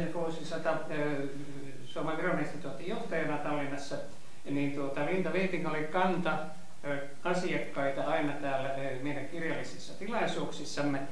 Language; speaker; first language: Finnish; native; Finnish